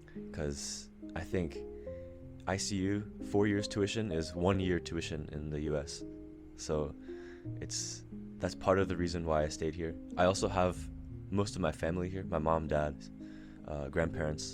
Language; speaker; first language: English; early bilingual, other home language; Japanese